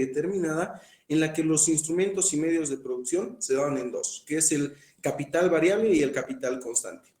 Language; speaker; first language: Spanish; native; Spanish